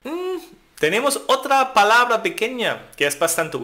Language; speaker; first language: Spanish; non-native, fluent; German